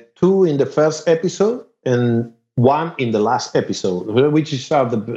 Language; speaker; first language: English; non-native, fluent; Spanish